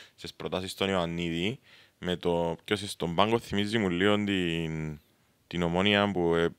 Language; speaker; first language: Greek; native; Greek